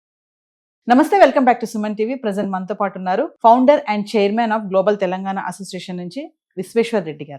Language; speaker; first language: Telugu; native; Telugu